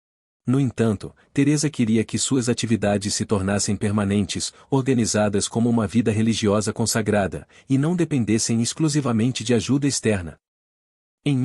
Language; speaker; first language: Portuguese; native; Portuguese